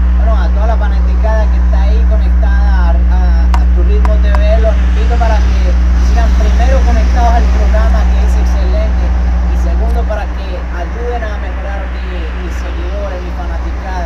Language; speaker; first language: Spanish; native; Spanish